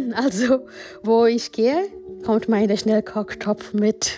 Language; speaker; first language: German; non-native, fluent; Gujarati